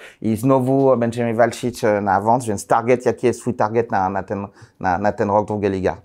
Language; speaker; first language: Polish; non-native, learner; French